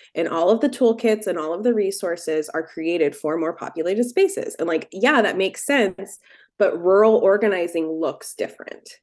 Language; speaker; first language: English; native; English